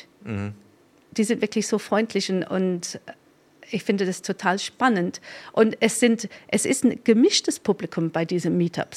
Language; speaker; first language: German; non-native, fluent; English